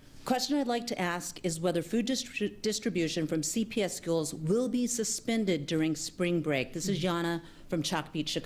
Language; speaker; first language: English; native; English